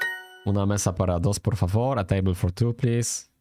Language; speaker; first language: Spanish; non-native, learner; Polish